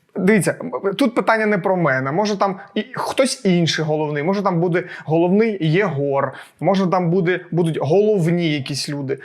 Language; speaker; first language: Ukrainian; non-native, local second language; Russian